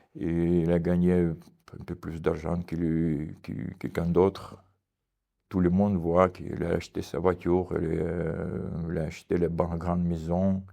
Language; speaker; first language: French; non-native, learner; Ukrainian